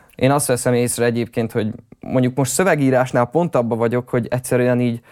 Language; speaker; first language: Hungarian; native; Hungarian